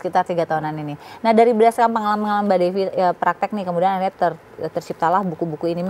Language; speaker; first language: Indonesian; native; Indonesian